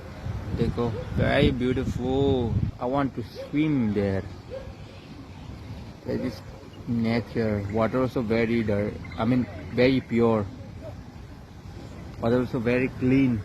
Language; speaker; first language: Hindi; non-native, local second language; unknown